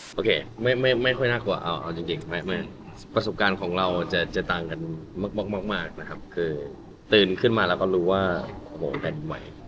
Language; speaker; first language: Thai; native; Thai